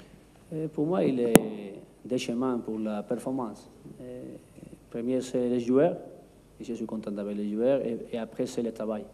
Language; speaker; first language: French; non-native, learner; Spanish